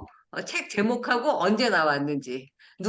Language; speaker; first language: Korean; native; Korean